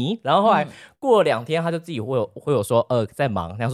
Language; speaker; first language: Chinese; native; Chinese